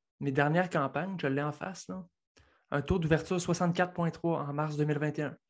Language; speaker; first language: French; native; French